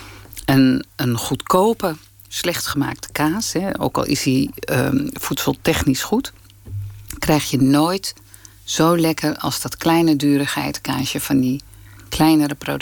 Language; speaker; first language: Dutch; native; Dutch